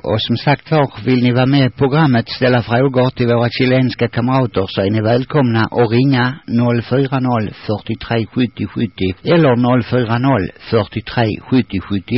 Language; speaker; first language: Swedish; native; Swedish